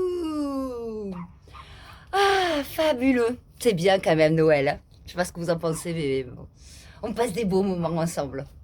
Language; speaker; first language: French; native; French